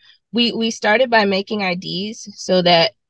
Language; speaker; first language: English; native; English